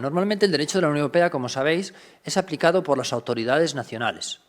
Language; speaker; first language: Spanish; native; Spanish